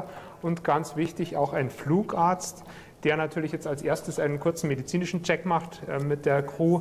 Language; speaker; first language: German; native; German